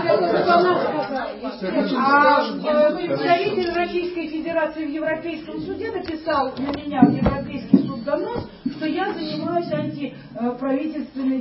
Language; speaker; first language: Russian; native; Russian